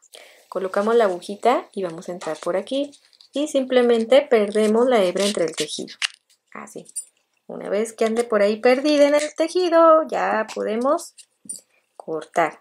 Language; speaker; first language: Spanish; native; Spanish